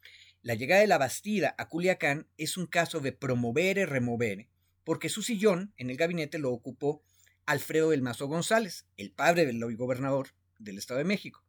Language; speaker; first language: Spanish; native; Spanish